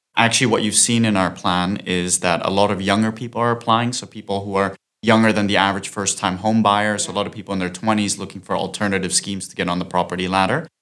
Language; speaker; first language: English; non-native, fluent; German